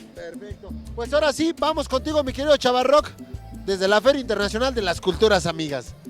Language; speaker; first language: Spanish; native; Spanish